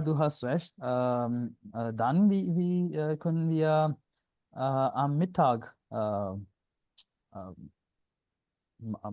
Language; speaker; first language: German; non-native, learner; Punjabi